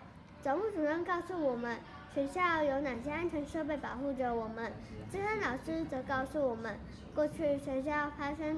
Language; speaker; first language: Chinese; native; Chinese